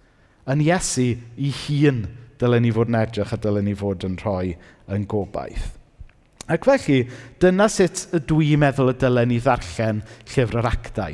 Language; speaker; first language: Welsh; native; Welsh